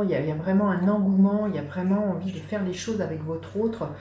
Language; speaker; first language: French; native; French